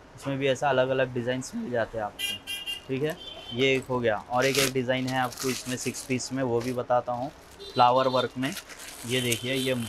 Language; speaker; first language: Hindi; non-native, local second language; Urdu